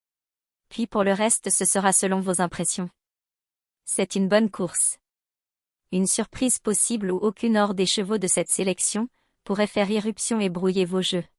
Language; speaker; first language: French; native; French